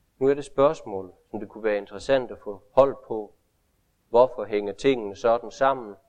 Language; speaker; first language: Danish; native; Danish